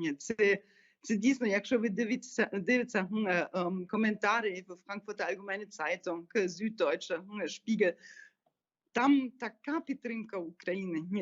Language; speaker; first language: Ukrainian; non-native, fluent; German